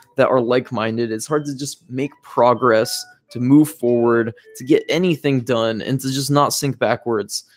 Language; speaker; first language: English; native; English